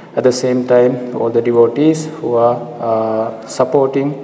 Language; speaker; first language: English; non-native, local second language; Sinhala